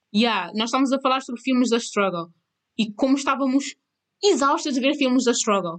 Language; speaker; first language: Portuguese; non-native, local second language; Kabuverdianu